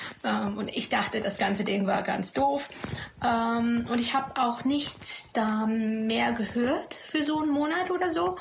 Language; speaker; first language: German; non-native, fluent; English